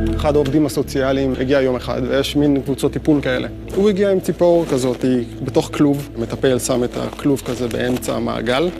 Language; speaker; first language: Hebrew; native; Hebrew